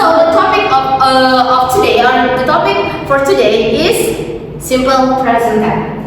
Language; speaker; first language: English; non-native, learner; Indonesian